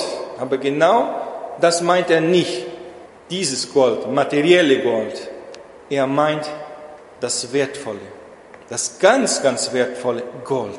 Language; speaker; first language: German; non-native, fluent; Portuguese